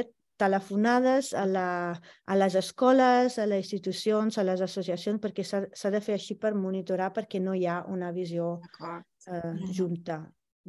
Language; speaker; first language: Catalan; non-native, fluent; Italian